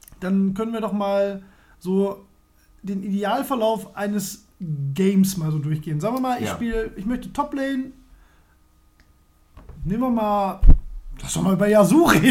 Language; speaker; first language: German; native; German